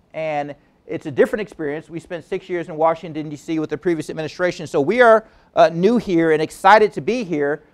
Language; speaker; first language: English; native; English